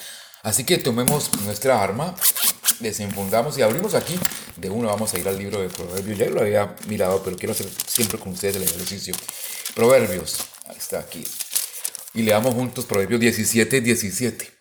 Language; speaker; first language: Spanish; native; Spanish